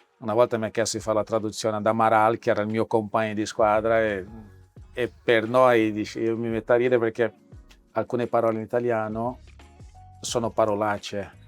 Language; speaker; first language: Italian; non-native, fluent; Portuguese